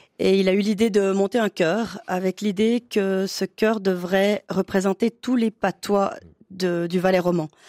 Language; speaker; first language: French; native; French